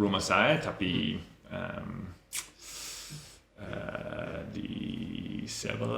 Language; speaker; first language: Indonesian; non-native, learner; English